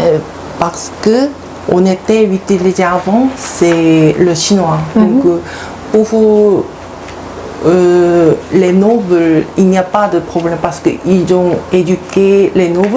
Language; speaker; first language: French; non-native, learner; Korean